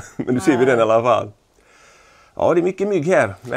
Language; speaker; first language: Swedish; native; Swedish